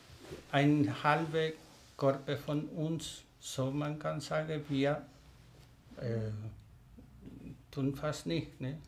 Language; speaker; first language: German; non-native, learner; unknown